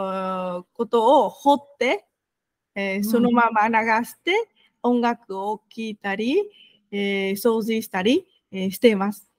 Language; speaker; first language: Japanese; non-native, fluent; Vietnamese